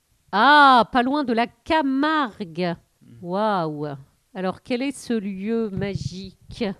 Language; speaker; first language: French; native; French